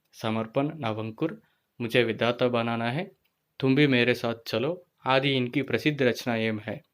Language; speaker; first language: Hindi; non-native, local second language; Telugu